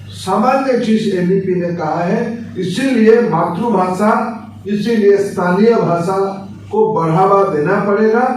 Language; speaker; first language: Hindi; non-native, local second language; Odia